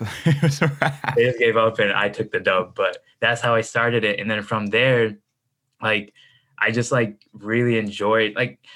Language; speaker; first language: English; native; English